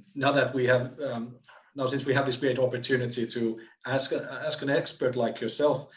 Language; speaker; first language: English; non-native, fluent; Finnish